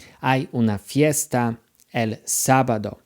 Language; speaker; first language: Spanish; non-native, fluent; Polish